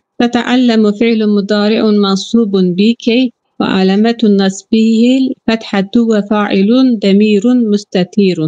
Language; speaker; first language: Arabic; non-native, learner; Turkish